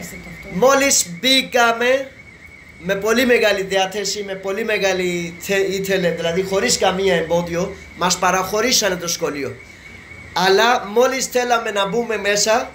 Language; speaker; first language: Greek; non-native, learner; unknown